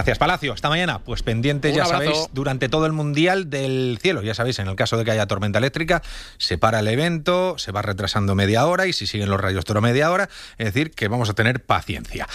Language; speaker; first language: Spanish; native; Spanish